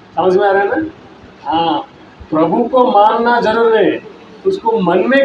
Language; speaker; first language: Hindi; non-native, local second language; Telugu